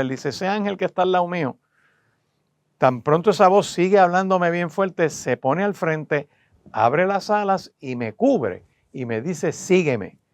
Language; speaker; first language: Spanish; native; Spanish